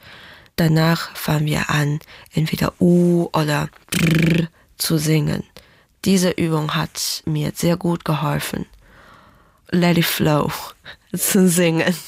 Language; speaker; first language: German; non-native, learner; Chinese